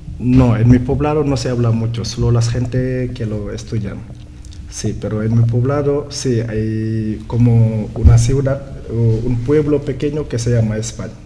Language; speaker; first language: Spanish; non-native, learner; Wolof